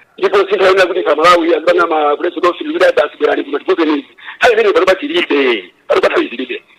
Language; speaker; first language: Nyanja; native; Nyanja